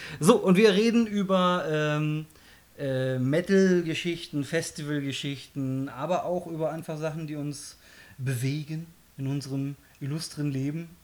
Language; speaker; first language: German; early bilingual, other home language; Polish